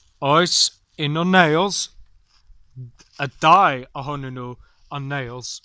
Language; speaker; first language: Welsh; non-native, local second language; English